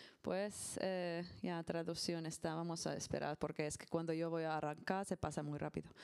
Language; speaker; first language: Spanish; non-native, learner; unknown